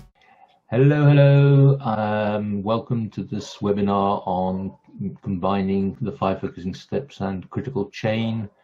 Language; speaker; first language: English; non-native, fluent; French